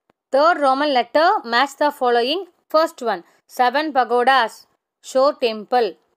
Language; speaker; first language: English; non-native, local second language; Tamil